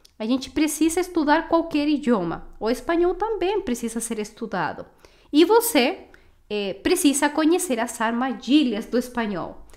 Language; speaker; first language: Portuguese; non-native, fluent; Spanish